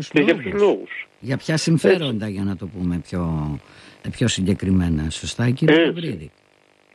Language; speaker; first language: Greek; native; Greek